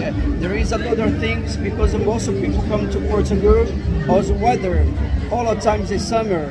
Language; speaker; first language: English; non-native, learner; Portuguese